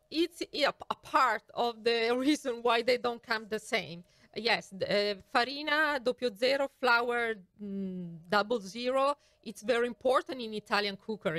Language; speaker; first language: English; non-native, fluent; Italian